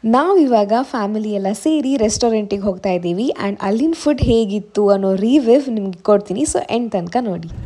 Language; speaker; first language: Kannada; non-native, local second language; Tulu